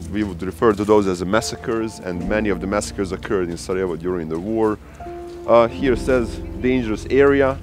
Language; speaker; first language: English; early bilingual, other home language; Bosnian